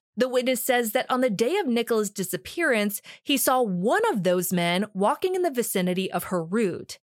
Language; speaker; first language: English; native; English